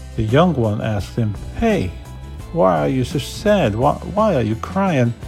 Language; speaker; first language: English; non-native, fluent; Polish